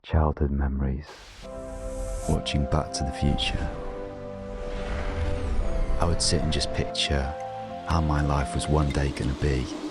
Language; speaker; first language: English; native; English